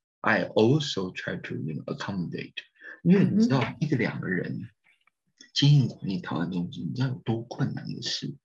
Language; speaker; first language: Chinese; native; Chinese